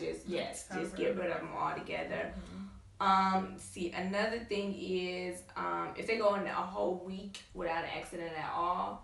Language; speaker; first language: English; native; English